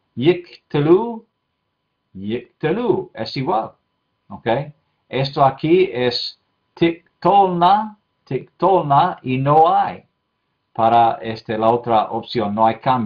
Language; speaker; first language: Spanish; non-native, fluent; English